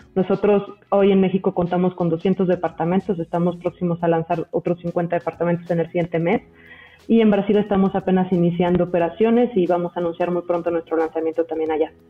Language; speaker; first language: Spanish; native; Spanish